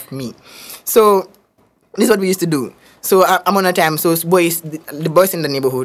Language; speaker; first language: English; non-native, local second language; Wolof